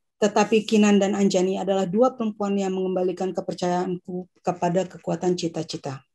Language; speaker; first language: English; non-native, fluent; Indonesian